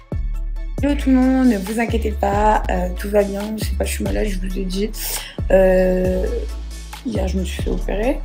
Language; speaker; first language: French; native; French